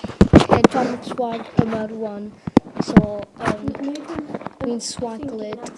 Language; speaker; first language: Welsh; non-native, local second language; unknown